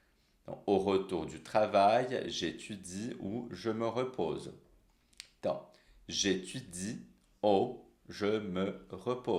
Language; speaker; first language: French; non-native, fluent; Portuguese